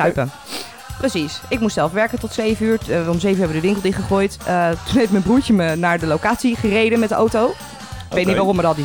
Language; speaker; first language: Dutch; native; Dutch